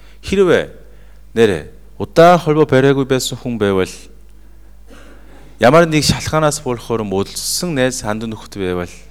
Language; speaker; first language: Mongolian; non-native, fluent; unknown